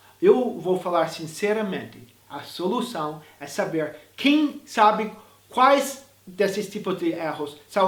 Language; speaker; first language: Portuguese; non-native, fluent; English